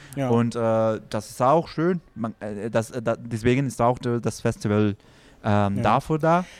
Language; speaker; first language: German; non-native, fluent; Spanish